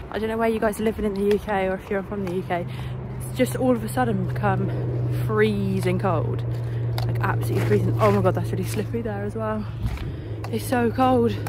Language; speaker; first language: English; native; English